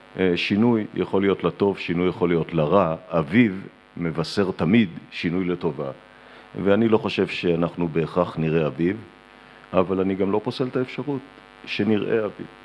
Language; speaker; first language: Hebrew; native; Hebrew